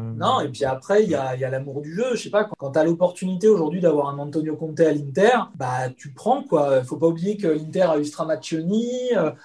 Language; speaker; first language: French; native; French